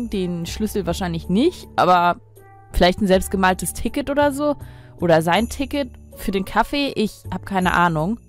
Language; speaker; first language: German; native; German